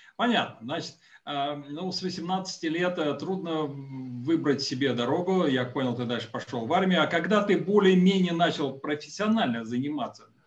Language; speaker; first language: Russian; native; Russian